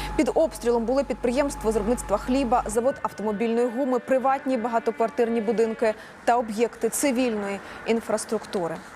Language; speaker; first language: Ukrainian; native; Ukrainian